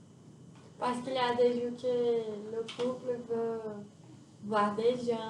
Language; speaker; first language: French; non-native, fluent; Portuguese